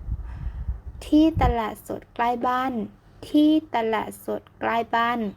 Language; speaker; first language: Thai; non-native, fluent; Burmese